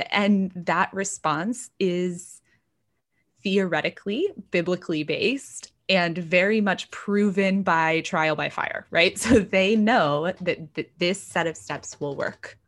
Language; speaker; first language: English; native; English